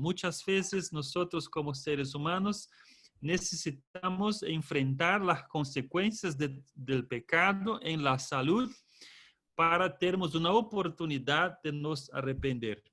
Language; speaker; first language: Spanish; non-native, fluent; Portuguese